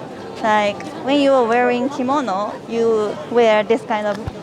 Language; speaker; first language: English; non-native, fluent; Japanese